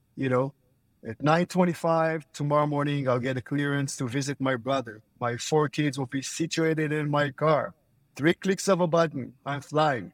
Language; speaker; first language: English; non-native, fluent; Hebrew